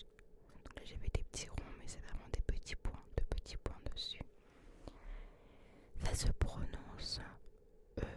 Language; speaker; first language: French; early bilingual, other home language; Turkish